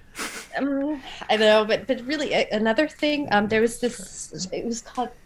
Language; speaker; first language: English; non-native, fluent; German